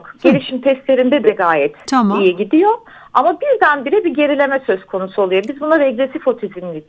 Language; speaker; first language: Turkish; native; Turkish